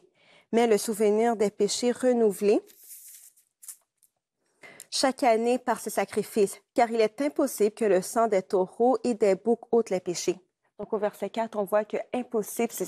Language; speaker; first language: French; native; French